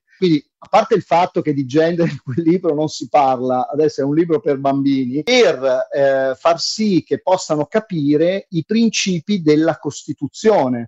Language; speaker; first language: Italian; native; Italian